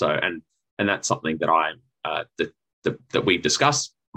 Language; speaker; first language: English; native; English